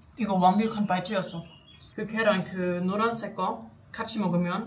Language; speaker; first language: Korean; non-native, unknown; German